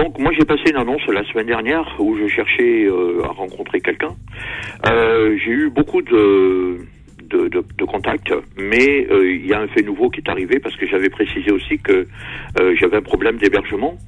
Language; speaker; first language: French; native; French